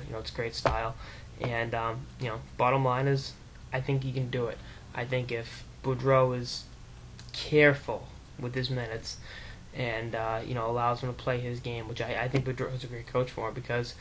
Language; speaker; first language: English; native; English